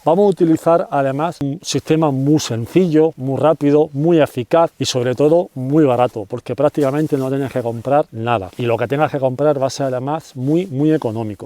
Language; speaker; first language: Spanish; native; Spanish